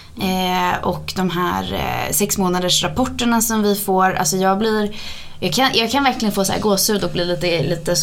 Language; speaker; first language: Swedish; native; Swedish